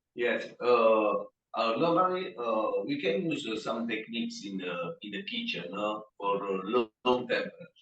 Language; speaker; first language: English; non-native, learner; Italian